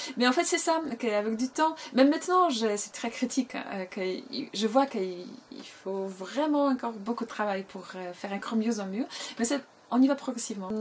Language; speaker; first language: French; non-native, fluent; Polish